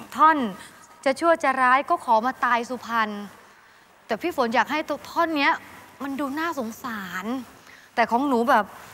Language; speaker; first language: Thai; native; Thai